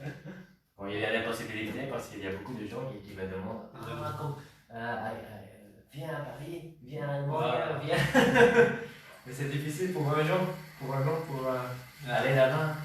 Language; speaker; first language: French; non-native, learner; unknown